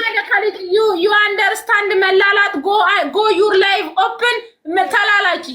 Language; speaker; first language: English; non-native, learner; Amharic